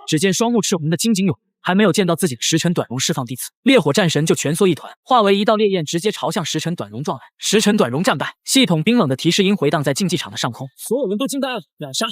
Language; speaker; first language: Chinese; native; Chinese